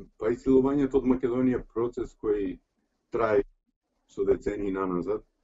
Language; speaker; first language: Macedonian; early bilingual, heritage; Macedonian